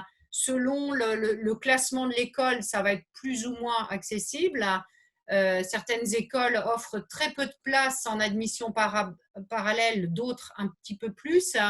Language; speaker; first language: French; native; French